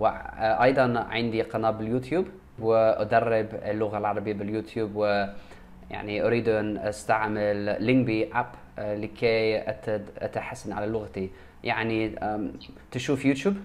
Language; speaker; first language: Arabic; non-native, learner; English